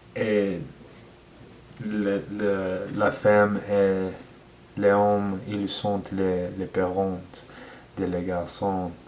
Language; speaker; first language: French; non-native, learner; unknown